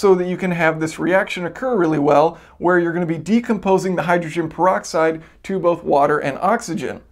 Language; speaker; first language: English; native; English